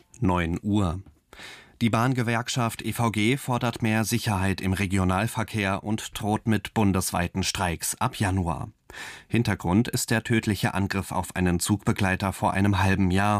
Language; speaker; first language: German; native; German